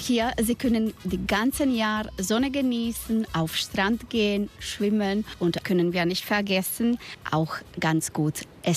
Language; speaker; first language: German; non-native, learner; Spanish